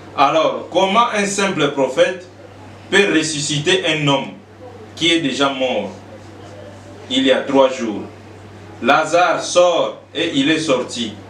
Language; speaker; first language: French; non-native, local second language; Lingala